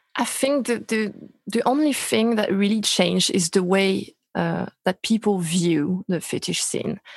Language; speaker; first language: English; non-native, fluent; French